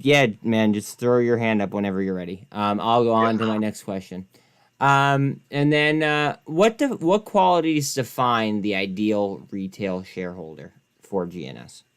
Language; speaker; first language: English; native; English